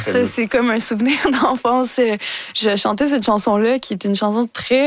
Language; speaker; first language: French; native; French